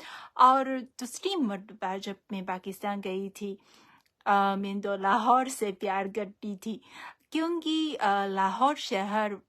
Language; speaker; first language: Hindi; non-native, fluent; Chinese